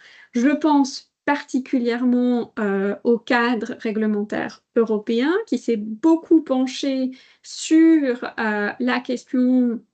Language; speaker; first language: French; native; French